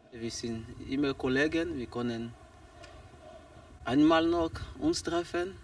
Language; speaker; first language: German; non-native, learner; French